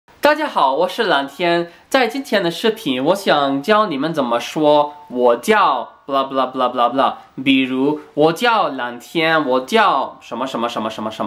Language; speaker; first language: Chinese; non-native, fluent; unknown